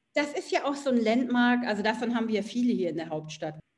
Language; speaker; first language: German; native; German